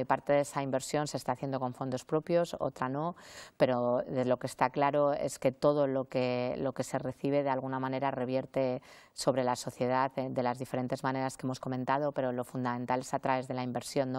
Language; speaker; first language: Spanish; native; Spanish